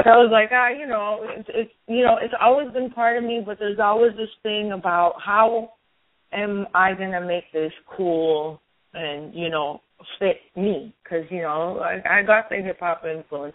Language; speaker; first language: English; native; English